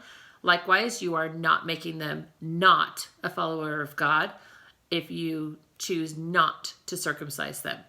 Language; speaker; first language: English; native; English